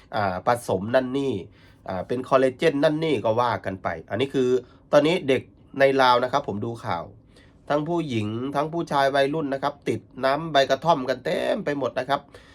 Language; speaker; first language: Thai; native; Thai